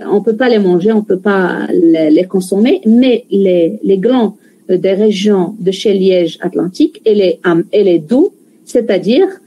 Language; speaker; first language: French; non-native, local second language; Arabic